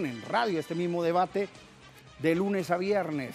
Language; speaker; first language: Spanish; native; Spanish